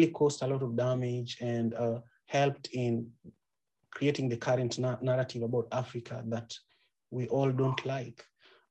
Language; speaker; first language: English; non-native, local second language; Luo (Kenya and Tanzania)